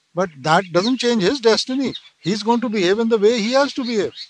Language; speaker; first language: English; non-native, local second language; Punjabi